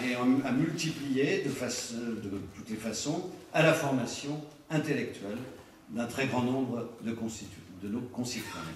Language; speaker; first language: French; native; French